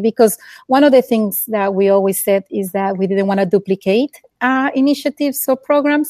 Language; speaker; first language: English; non-native, fluent; Spanish